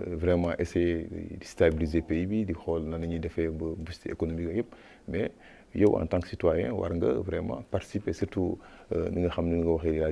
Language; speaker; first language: Wolof; non-native, local second language; Fula